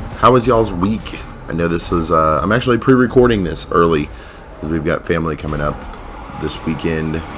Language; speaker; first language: English; native; English